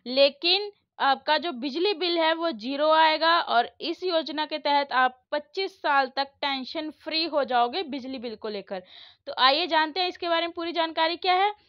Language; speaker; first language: Hindi; native; Hindi